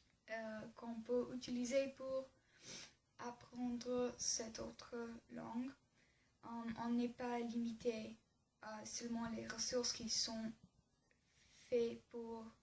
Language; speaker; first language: French; non-native, learner; English